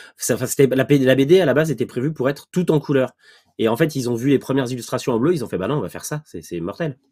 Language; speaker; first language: French; native; French